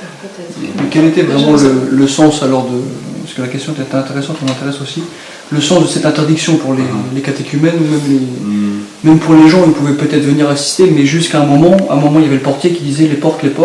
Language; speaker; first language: French; native; French